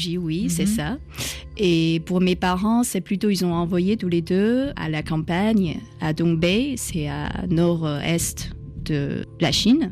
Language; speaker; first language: French; non-native, fluent; Chinese